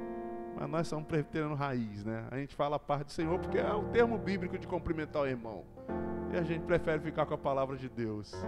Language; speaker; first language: Portuguese; native; Portuguese